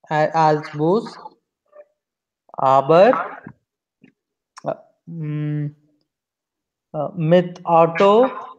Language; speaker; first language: German; non-native, learner; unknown